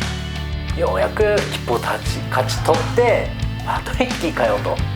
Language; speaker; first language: Japanese; native; Japanese